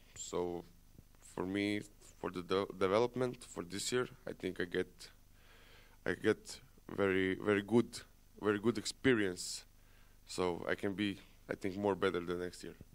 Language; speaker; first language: English; non-native, fluent; Croatian